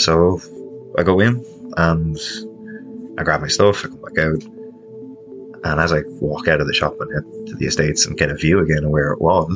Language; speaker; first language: English; native; English